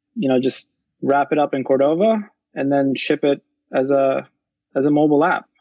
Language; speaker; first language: English; non-native, fluent; Turkish